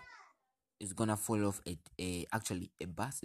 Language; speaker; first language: English; non-native, local second language; Ganda